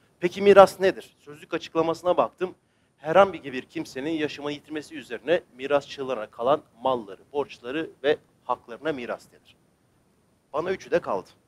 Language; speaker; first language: Turkish; native; Turkish